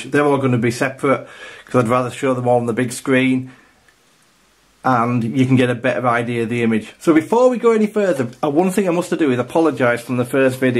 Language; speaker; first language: English; native; English